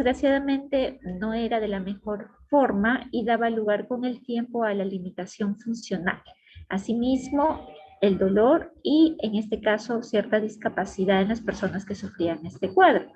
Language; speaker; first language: Spanish; native; Spanish